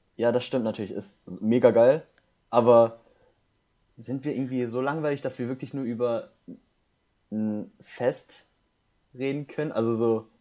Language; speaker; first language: German; early bilingual, other home language; Korean